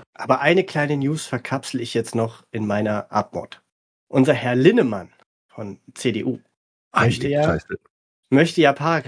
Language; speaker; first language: German; native; German